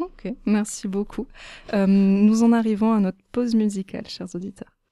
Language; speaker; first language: French; native; French